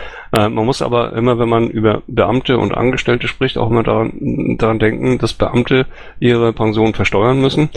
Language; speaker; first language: German; native; German